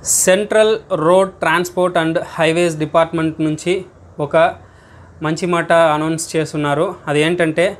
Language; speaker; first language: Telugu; non-native, learner; Tamil